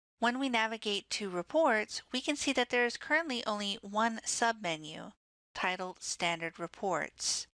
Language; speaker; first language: English; native; English